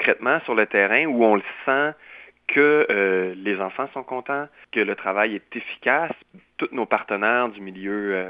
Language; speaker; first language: French; native; French